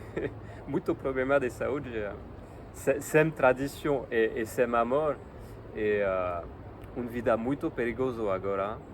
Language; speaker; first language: Portuguese; non-native, learner; French